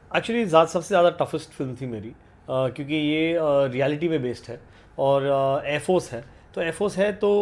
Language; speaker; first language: Hindi; native; Hindi